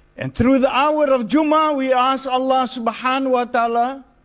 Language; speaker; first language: English; non-native, local second language; Afrikaans